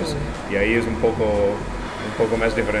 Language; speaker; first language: Spanish; non-native, fluent; English